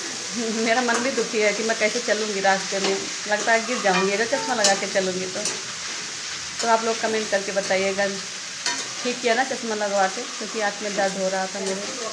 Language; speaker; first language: Hindi; native; Hindi